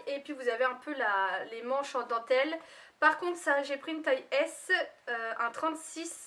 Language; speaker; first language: French; native; French